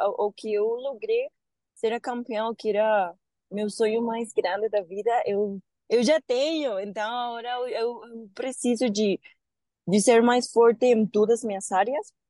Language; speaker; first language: Portuguese; non-native, learner; Spanish